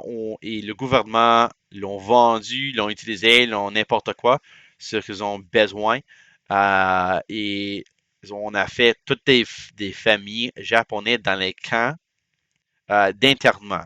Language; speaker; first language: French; non-native, local second language; English